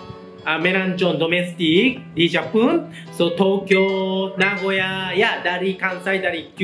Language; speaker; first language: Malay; non-native, learner; Japanese